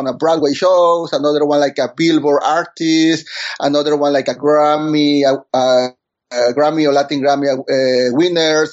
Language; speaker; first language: English; non-native, fluent; Spanish